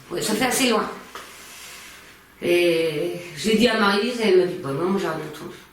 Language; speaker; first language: French; native; French